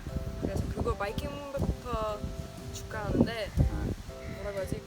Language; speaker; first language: Korean; non-native, learner; Swedish